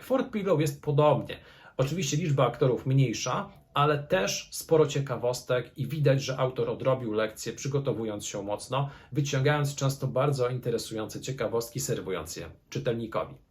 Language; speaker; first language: Polish; native; Polish